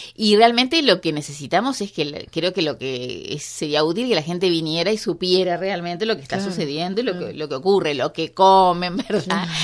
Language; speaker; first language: Spanish; native; Spanish